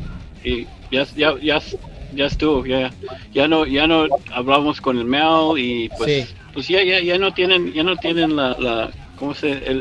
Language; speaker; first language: Spanish; early bilingual, heritage; English